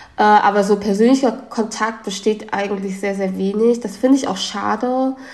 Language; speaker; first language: German; early bilingual, other home language; Vietnamese